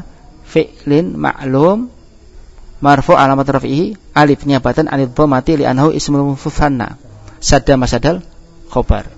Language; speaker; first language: Arabic; non-native, fluent; Indonesian